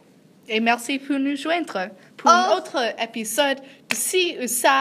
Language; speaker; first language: French; non-native, learner; English